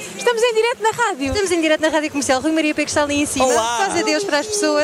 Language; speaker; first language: Portuguese; native; Portuguese